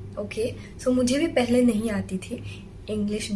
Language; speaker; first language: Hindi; non-native, local second language; Assamese